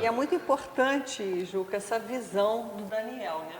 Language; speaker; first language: Portuguese; native; Portuguese